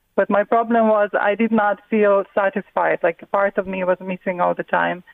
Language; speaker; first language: English; non-native, fluent; Russian